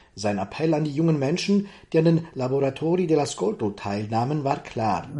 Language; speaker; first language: German; native; German